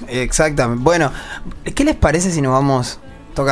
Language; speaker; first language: Spanish; native; Spanish